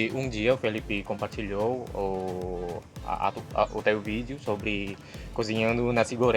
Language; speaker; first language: Portuguese; non-native, fluent; Indonesian